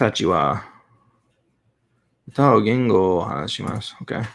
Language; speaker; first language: Japanese; non-native, learner; English